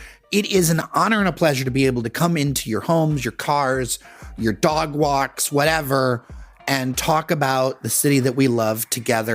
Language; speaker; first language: English; native; English